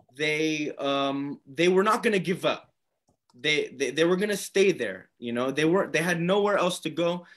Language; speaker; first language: English; native; English